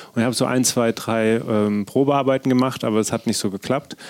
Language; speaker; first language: German; native; German